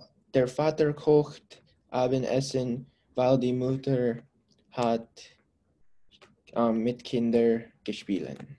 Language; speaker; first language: German; non-native, learner; English